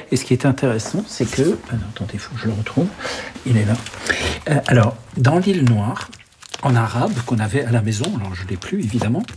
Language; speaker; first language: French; early bilingual, other home language; Arabic